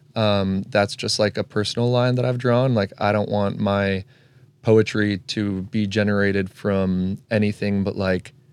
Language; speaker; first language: English; native; English